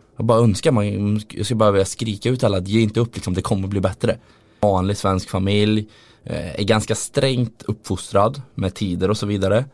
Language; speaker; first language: Swedish; native; Swedish